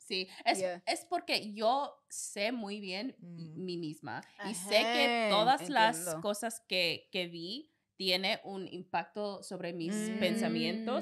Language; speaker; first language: Spanish; non-native, learner; English